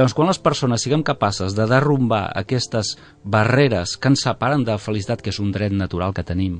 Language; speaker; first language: Catalan; native; Catalan